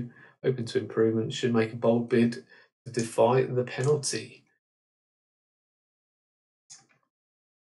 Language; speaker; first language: English; native; English